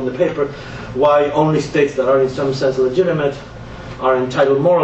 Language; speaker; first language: English; non-native, fluent; Spanish